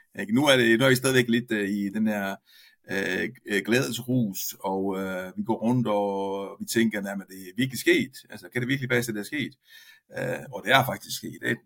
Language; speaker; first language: Danish; non-native, fluent; Italian